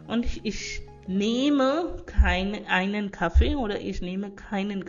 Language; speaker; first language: German; non-native, fluent; Hindi